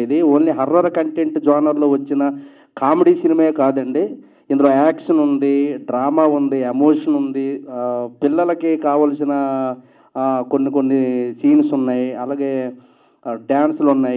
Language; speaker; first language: Telugu; native; Telugu